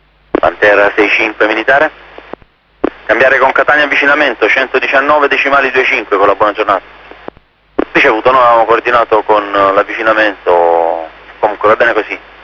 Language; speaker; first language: Italian; native; Italian